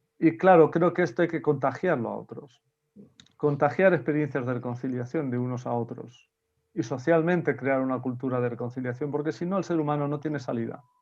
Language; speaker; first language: Spanish; native; Spanish